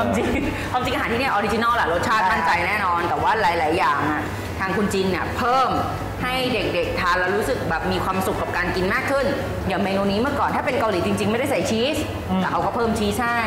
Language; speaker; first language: Thai; native; Thai